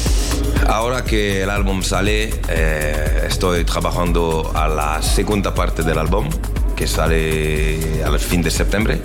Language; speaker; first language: Spanish; non-native, learner; French